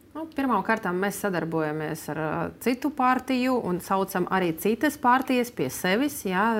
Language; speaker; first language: Latvian; non-native, local second language; Russian